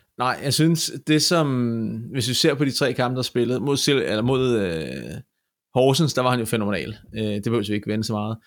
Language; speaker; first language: Danish; native; Danish